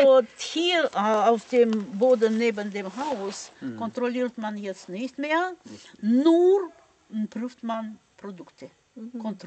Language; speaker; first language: German; non-native, fluent; Russian